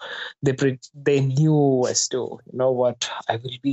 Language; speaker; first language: English; non-native, local second language; Hindi